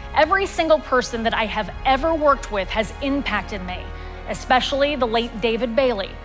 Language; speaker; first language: English; native; English